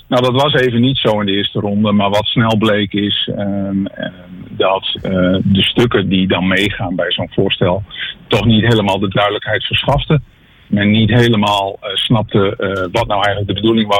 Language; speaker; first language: Dutch; native; Dutch